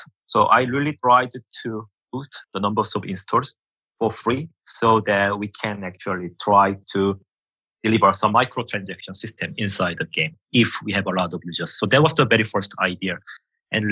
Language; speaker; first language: English; non-native, fluent; Korean